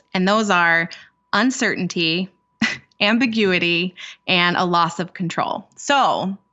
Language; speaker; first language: English; native; English